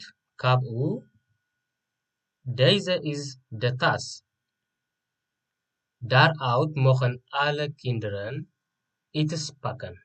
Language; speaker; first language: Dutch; non-native, fluent; Tigrinya